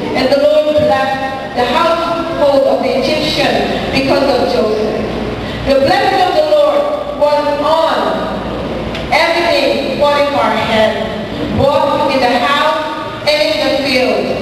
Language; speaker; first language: English; non-native, local second language; Filipino